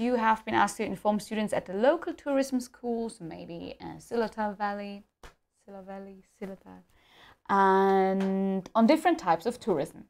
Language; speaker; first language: English; non-native, fluent; German